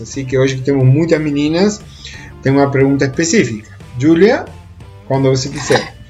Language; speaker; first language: Portuguese; non-native, fluent; Spanish